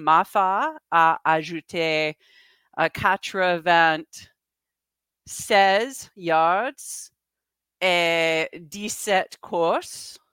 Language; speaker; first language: French; non-native, learner; English